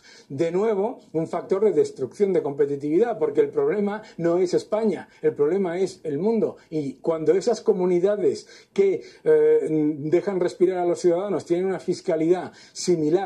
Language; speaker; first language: Spanish; native; Spanish